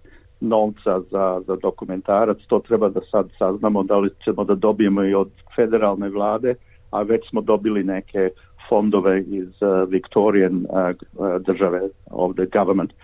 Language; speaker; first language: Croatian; early bilingual, heritage; Serbian